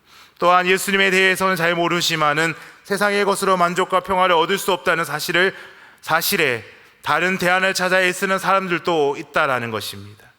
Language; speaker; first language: Korean; native; Korean